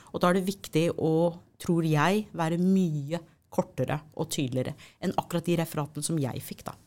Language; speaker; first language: Norwegian; non-native, fluent; English